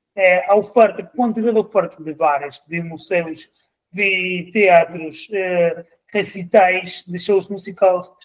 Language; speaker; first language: Portuguese; non-native, fluent; Spanish